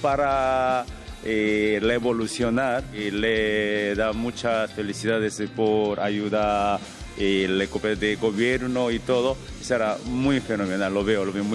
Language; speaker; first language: Spanish; non-native, learner; Korean